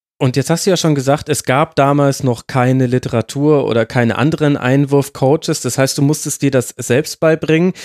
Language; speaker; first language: German; native; German